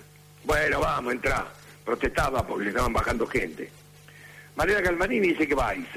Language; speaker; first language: Spanish; native; Spanish